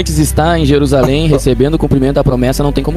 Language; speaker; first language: Portuguese; native; Portuguese